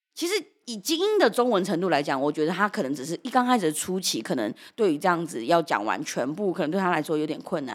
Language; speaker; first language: Chinese; early bilingual, heritage; Chinese